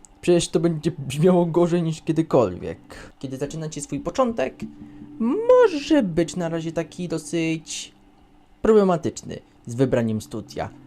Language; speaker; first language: Polish; native; Polish